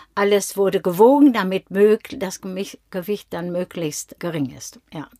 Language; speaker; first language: German; native; German